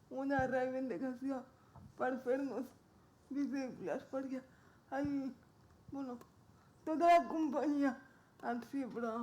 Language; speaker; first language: Catalan; non-native, local second language; Spanish